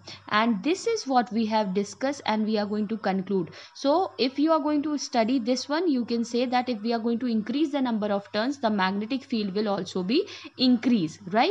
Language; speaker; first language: English; non-native, local second language; Hindi